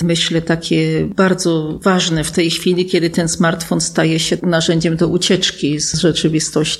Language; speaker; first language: Polish; native; Polish